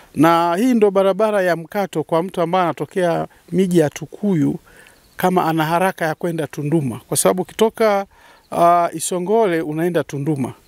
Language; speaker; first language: Swahili; native; Swahili